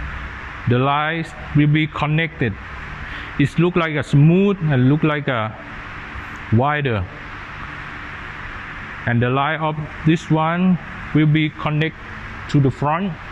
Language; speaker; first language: English; non-native, learner; Thai